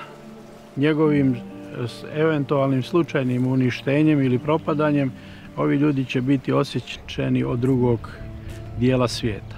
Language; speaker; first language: Croatian; native; Croatian